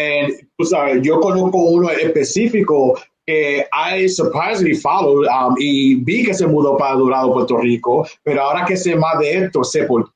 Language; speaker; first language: Spanish; early bilingual, heritage; Spanish